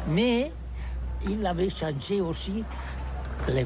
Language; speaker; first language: French; non-native, learner; Catalan